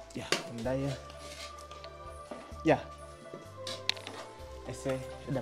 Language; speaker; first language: Portuguese; non-native, learner; Vietnamese